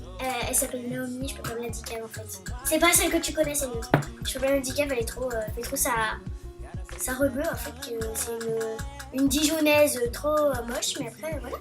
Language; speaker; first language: French; native; French